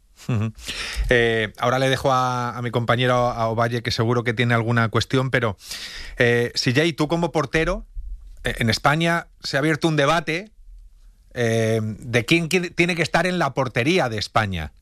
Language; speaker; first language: Spanish; native; Spanish